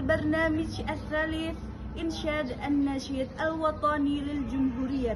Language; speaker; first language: Arabic; non-native, learner; Indonesian